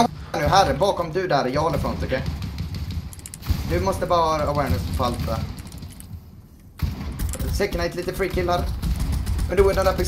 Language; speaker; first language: Swedish; native; Swedish